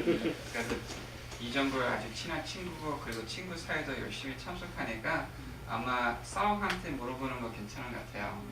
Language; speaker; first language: Korean; early bilingual, heritage; English